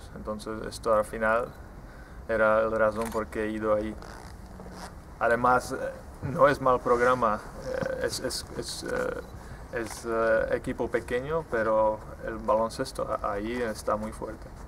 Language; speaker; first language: Spanish; non-native, fluent; Czech